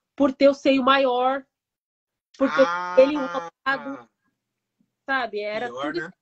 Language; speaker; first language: Portuguese; early bilingual, heritage; Japanese